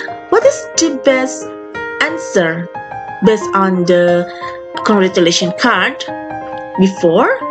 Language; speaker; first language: English; non-native, fluent; Indonesian